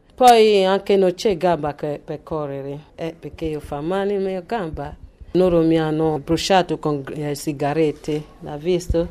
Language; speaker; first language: Italian; non-native, learner; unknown